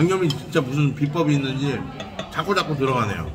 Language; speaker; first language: Korean; native; Korean